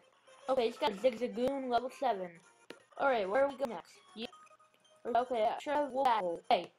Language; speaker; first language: English; native; English